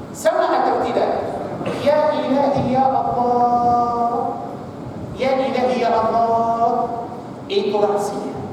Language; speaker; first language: Malay; non-native, fluent; Arabic